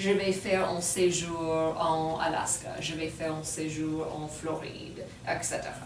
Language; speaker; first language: French; non-native, fluent; English